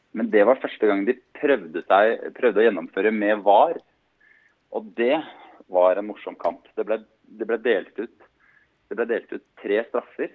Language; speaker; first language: Norwegian; native; Norwegian